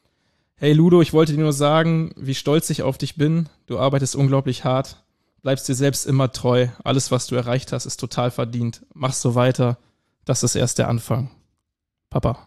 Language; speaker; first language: German; native; German